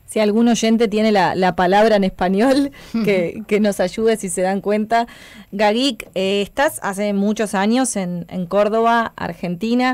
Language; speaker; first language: Spanish; native; Spanish